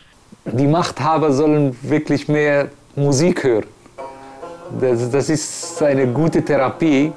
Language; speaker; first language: German; non-native, fluent; Persian